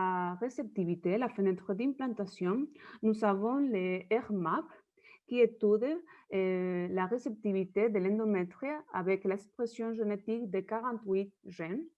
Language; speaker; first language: French; non-native, fluent; Spanish